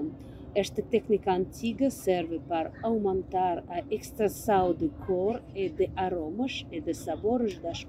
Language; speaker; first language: Portuguese; non-native, learner; English